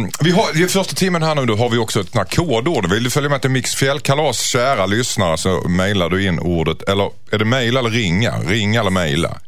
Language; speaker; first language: Swedish; native; Swedish